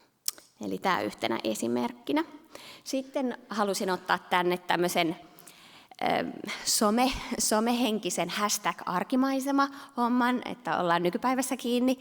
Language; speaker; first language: Finnish; native; Finnish